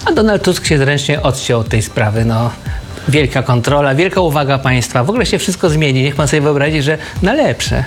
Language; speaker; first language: Polish; native; Polish